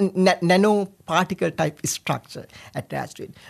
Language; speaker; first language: English; non-native, local second language; Sinhala